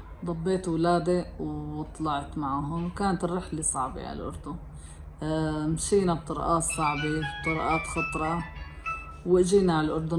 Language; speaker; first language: Arabic; native; Arabic